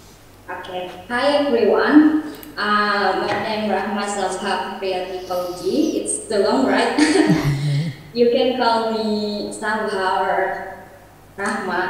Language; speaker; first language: English; non-native, learner; Indonesian